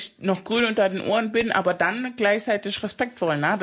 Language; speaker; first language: German; non-native, fluent; Spanish